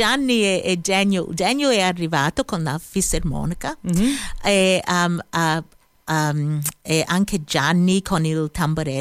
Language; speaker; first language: Italian; early bilingual, heritage; Italian